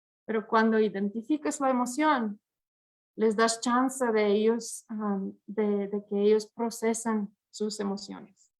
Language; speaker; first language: Spanish; early bilingual, heritage; English